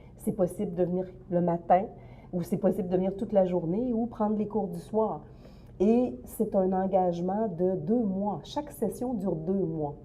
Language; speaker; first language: French; native; French